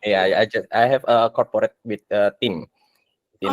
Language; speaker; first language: English; non-native, learner; Indonesian